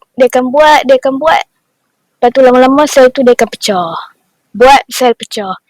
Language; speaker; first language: Malay; native; Malay